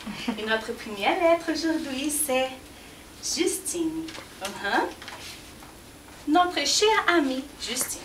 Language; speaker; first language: French; non-native, learner; Portuguese